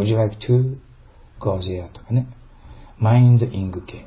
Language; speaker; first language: English; non-native, fluent; Japanese